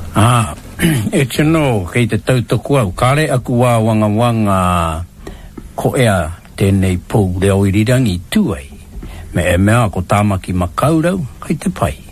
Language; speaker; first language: Māori; native; Māori